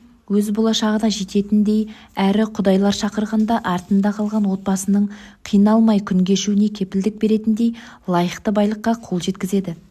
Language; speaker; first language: Kazakh; native; Kazakh